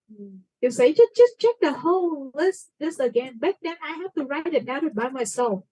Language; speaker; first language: English; non-native, fluent; Vietnamese